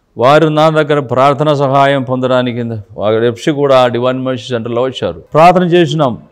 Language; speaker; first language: Telugu; non-native, fluent; Malayalam